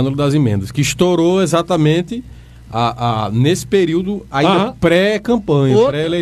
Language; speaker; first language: Portuguese; native; Portuguese